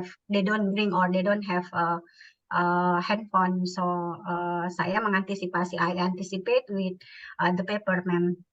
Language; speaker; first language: English; non-native, learner; Indonesian